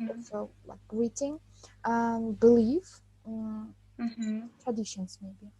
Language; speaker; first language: English; non-native, fluent; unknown